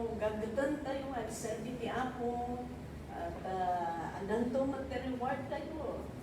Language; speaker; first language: Filipino; non-native, local second language; Iloko